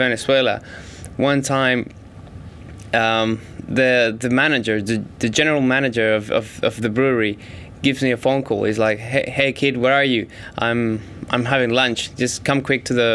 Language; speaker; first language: English; non-native, fluent; Spanish